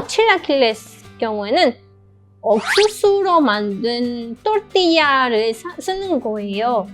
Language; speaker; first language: Korean; non-native, fluent; Spanish